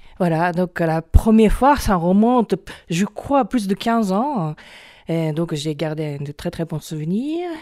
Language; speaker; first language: French; non-native, fluent; Japanese